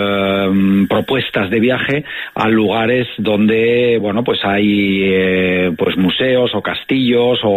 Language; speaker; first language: Spanish; native; Spanish